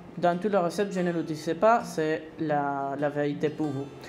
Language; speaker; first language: French; non-native, learner; Spanish